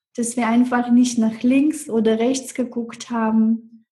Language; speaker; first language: German; non-native, fluent; Russian